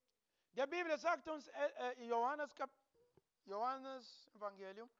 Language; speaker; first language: German; non-native, learner; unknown